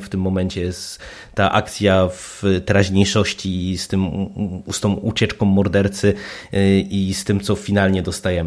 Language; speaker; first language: Polish; native; Polish